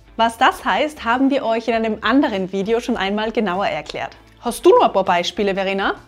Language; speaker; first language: German; native; German